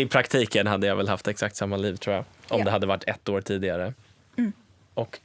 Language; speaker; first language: Swedish; native; Swedish